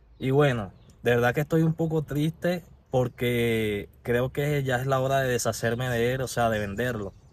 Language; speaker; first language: Spanish; native; Spanish